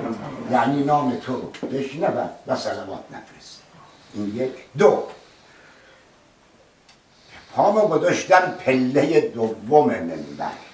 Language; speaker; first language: Persian; native; Persian